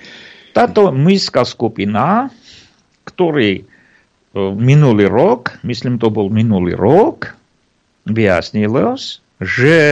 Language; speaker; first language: Slovak; non-native, fluent; Armenian